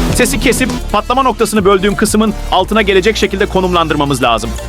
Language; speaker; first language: Turkish; native; Turkish